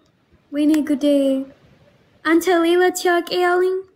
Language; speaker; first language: Amharic; non-native, learner; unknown